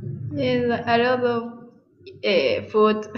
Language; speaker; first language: English; non-native, learner; Spanish